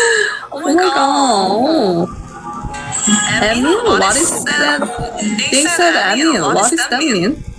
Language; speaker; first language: English; non-native, learner; Filipino